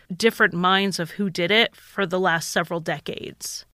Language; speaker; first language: English; native; English